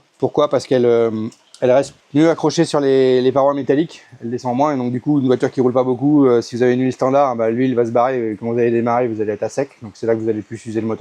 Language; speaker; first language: French; native; French